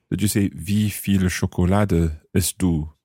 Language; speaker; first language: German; non-native, learner; English